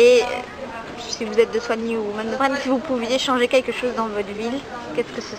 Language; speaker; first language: French; native; French